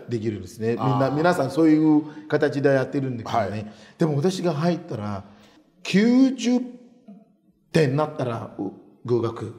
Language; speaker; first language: Japanese; non-native, fluent; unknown